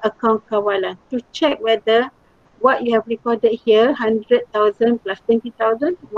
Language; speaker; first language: English; non-native, local second language; Malay